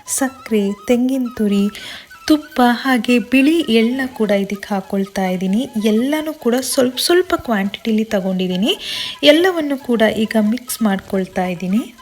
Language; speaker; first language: Kannada; non-native, local second language; Kodava